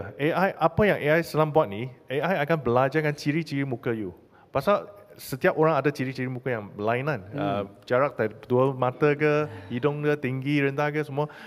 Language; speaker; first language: Malay; non-native, local second language; Chinese